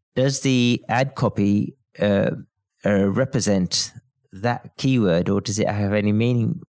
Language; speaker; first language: English; native; English